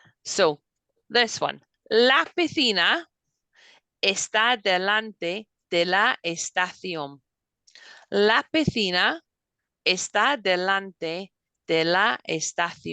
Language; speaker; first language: Spanish; non-native, fluent; English